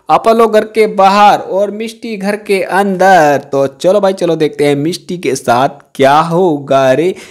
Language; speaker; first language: Hindi; native; Hindi